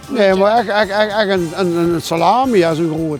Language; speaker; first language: Dutch; native; Dutch